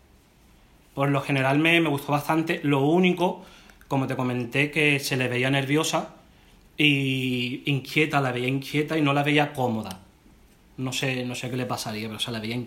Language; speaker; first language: Spanish; native; Spanish